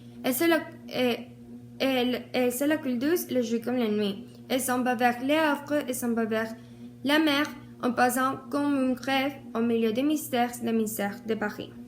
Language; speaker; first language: French; non-native, learner; Spanish